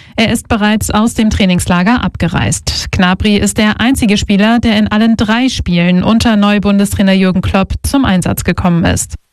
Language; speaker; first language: German; native; German